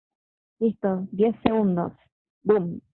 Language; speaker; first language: Spanish; native; Spanish